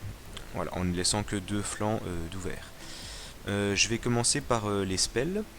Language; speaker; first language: French; native; French